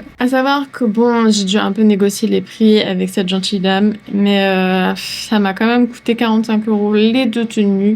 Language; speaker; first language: French; native; French